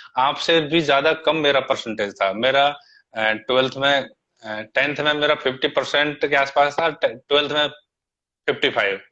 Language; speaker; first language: Hindi; native; Hindi